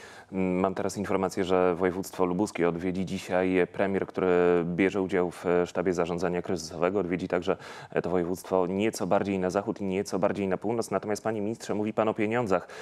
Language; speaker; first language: Polish; native; Polish